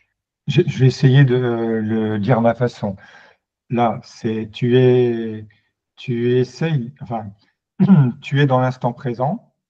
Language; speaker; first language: French; native; French